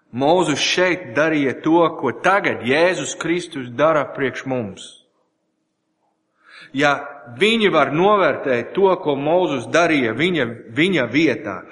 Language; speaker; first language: Latvian; non-native, learner; English